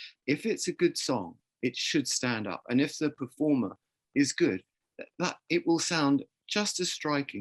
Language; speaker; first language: English; native; English